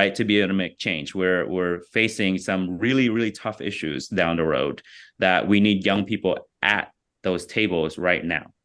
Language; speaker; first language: English; early bilingual, other home language; Vietnamese